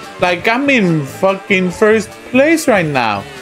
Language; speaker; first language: English; early bilingual, other home language; Spanish